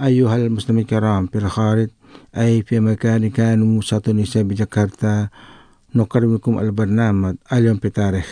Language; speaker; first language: Arabic; non-native, fluent; Indonesian